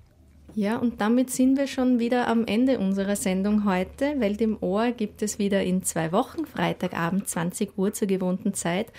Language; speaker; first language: German; native; German